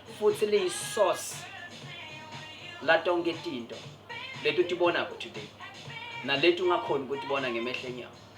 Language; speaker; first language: Zulu; non-native, local second language; Swati